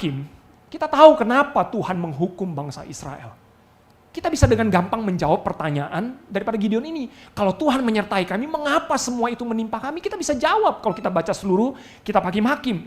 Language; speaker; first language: Indonesian; native; Indonesian